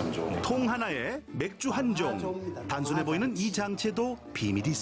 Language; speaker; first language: Korean; native; Korean